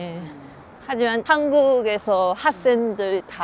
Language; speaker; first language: Korean; non-native, learner; Chinese